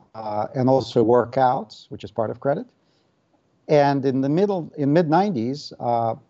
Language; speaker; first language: English; non-native, fluent; Russian